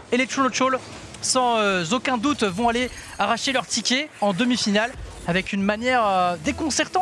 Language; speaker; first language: French; native; French